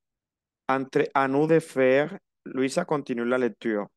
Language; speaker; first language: French; non-native, fluent; Spanish